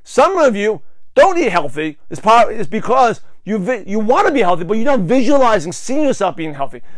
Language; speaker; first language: English; native; English